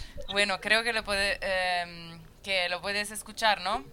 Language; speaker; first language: Spanish; non-native, fluent; Italian